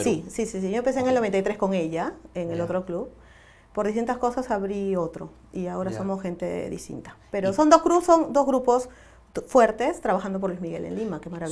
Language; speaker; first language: Spanish; native; Spanish